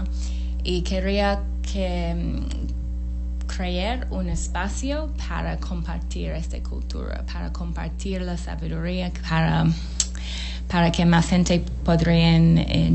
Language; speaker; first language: Spanish; non-native, fluent; English